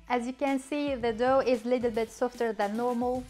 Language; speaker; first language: English; non-native, fluent; Chinese